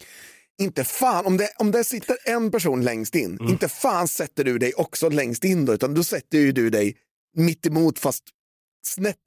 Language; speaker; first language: Swedish; native; Swedish